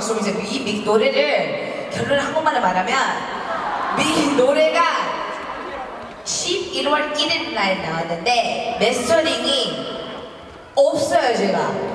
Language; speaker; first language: Korean; early bilingual, heritage; Korean